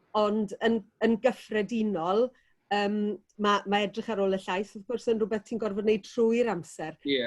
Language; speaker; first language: Welsh; native; Welsh